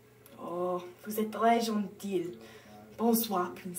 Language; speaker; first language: French; non-native, learner; English